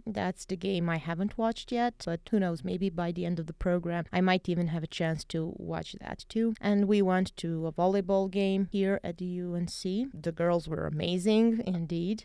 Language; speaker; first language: English; non-native, fluent; Bosnian